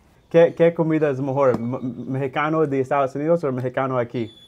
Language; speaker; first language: Spanish; non-native, learner; English